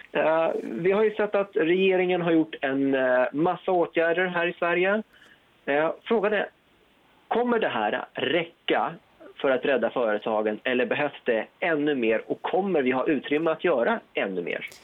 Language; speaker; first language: Swedish; native; Swedish